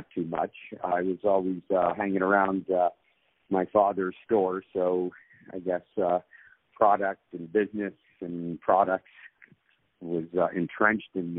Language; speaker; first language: English; native; English